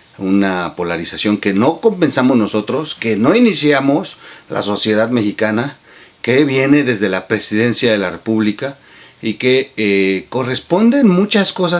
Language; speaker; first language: Spanish; native; Spanish